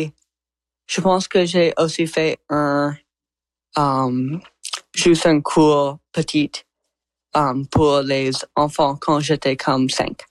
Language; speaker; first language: French; non-native, local second language; English